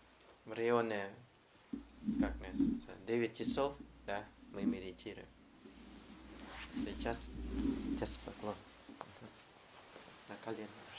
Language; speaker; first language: Russian; non-native, fluent; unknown